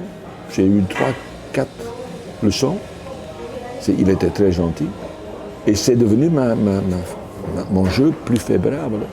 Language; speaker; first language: French; non-native, local second language; Dutch